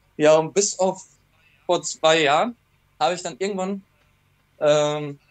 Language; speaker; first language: German; native; German